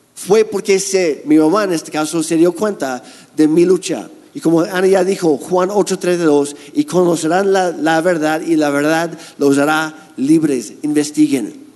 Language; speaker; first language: Spanish; non-native, fluent; English